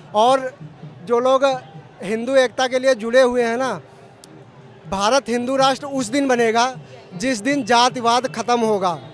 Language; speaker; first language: Hindi; native; Hindi